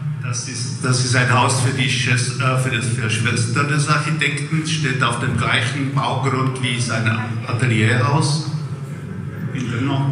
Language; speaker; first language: German; non-native, fluent; Czech